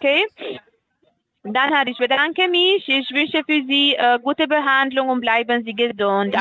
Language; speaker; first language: German; non-native, fluent; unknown